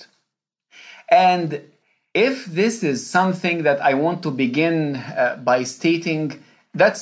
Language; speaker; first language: English; non-native, fluent; Arabic